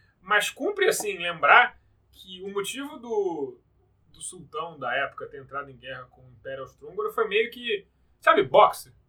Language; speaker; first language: Portuguese; native; Portuguese